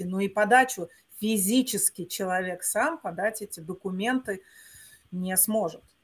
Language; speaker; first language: Russian; native; Russian